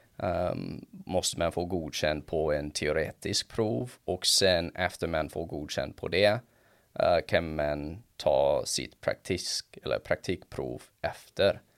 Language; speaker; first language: Swedish; non-native, fluent; English